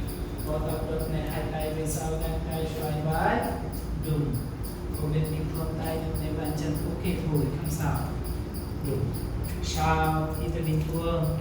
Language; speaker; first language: Vietnamese; non-native, learner; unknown